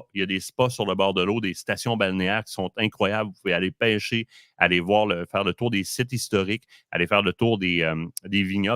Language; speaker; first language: French; native; French